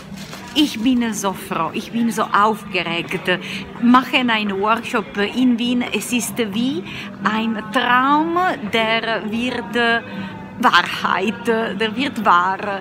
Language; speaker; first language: German; non-native, learner; Italian